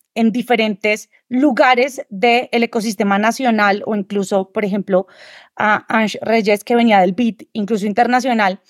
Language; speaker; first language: Spanish; native; Spanish